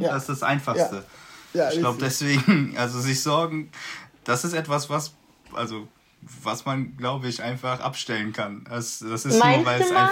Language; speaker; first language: German; native; German